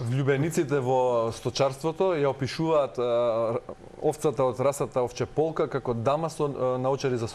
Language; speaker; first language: Macedonian; native; Macedonian